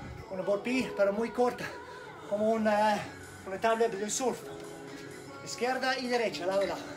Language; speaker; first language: Spanish; non-native, learner; English